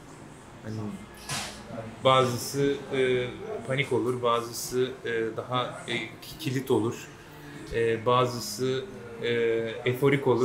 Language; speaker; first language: Turkish; native; Turkish